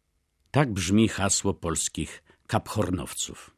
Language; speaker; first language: Polish; native; Polish